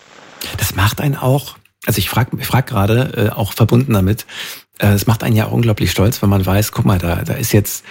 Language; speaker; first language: German; native; German